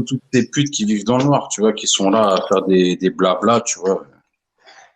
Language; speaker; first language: French; native; French